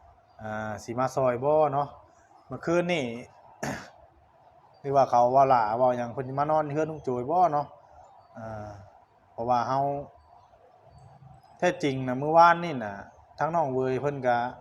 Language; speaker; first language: Thai; non-native, local second language; Lao